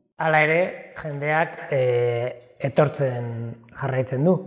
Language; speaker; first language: Basque; native; Basque